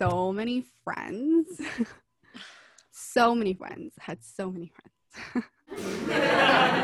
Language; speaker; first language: English; early bilingual, other home language; Cantonese